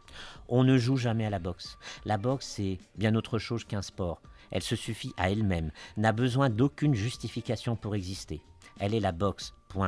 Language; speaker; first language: French; native; French